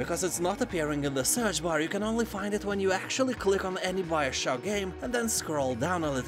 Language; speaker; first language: English; non-native, fluent; Lithuanian